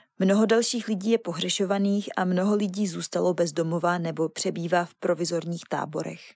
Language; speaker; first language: Czech; native; Czech